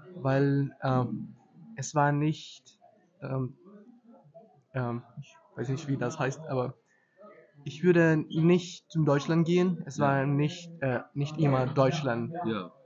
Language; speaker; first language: German; non-native, learner; Portuguese